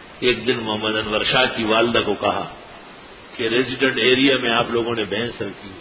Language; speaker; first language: Urdu; non-native, local second language; Pashto